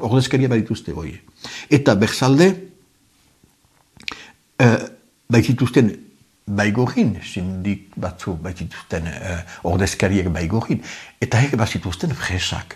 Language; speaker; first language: Basque; native; Basque